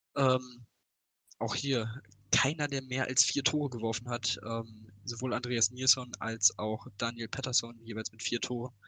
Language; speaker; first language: German; native; German